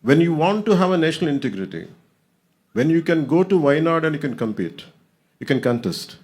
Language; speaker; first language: English; non-native, local second language; Telugu